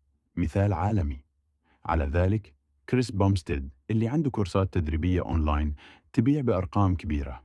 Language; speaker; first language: Arabic; native; Arabic